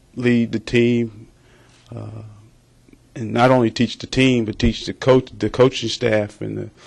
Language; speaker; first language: English; native; English